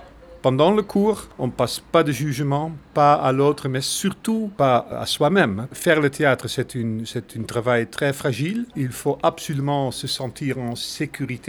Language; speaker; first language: French; non-native, fluent; Dutch